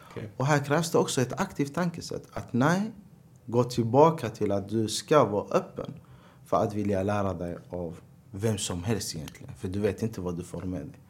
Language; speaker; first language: Swedish; early bilingual, other home language; Arabic